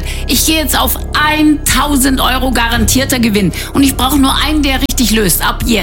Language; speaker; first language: German; native; German